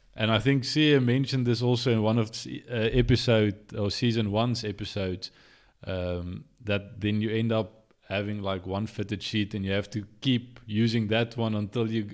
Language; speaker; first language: English; non-native, local second language; Afrikaans